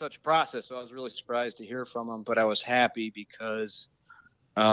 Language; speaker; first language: English; native; English